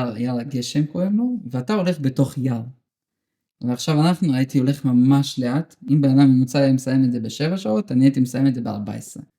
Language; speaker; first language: Hebrew; early bilingual, other home language; Russian